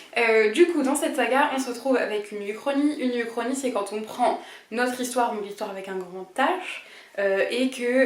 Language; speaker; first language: French; native; French